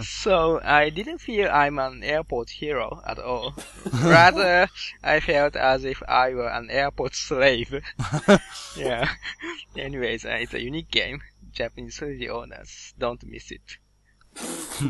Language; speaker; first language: English; non-native, fluent; Japanese